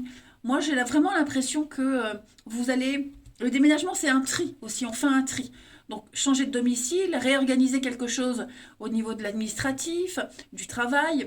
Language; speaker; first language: French; native; French